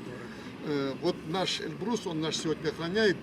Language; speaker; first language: Russian; non-native, local second language; Karachay-Balkar